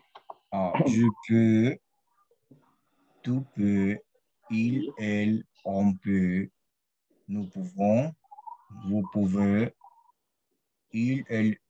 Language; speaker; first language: French; non-native, learner; Spanish